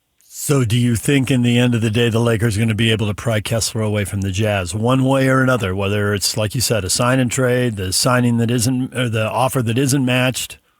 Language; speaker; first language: English; native; English